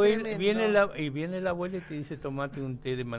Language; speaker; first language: Spanish; native; Spanish